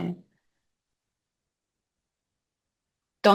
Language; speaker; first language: French; non-native, fluent; English